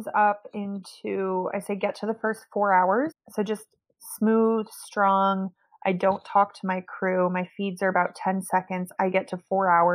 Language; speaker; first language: English; native; English